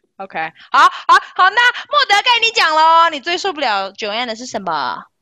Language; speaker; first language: Chinese; native; Chinese